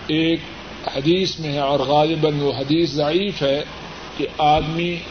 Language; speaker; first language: Urdu; non-native, local second language; Punjabi